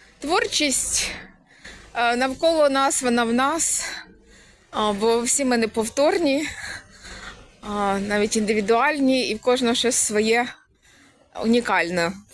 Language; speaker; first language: Ukrainian; native; Ukrainian